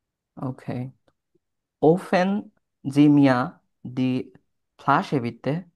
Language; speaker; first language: German; non-native, learner; Bangla